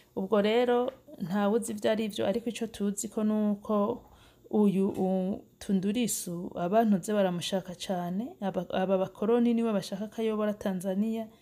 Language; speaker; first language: Rundi; early bilingual, heritage; Rundi